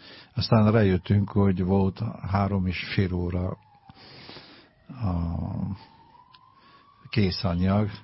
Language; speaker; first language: Hungarian; non-native, fluent; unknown